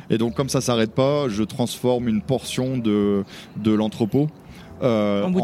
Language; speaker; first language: French; native; French